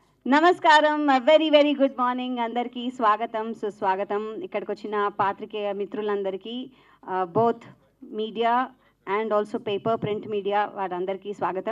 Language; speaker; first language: Telugu; native; Telugu